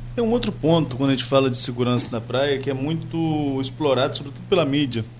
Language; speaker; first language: Portuguese; native; Portuguese